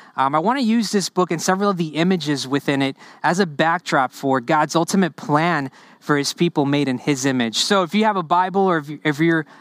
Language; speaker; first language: English; early bilingual, other home language; Spanish